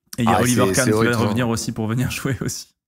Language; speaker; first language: French; native; French